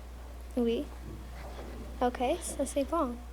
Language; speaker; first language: French; non-native, local second language; English